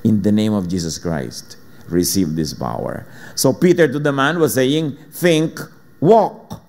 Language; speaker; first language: English; non-native, local second language; Filipino